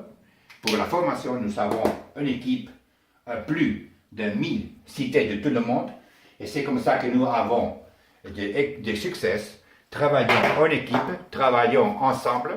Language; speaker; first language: French; non-native, learner; Spanish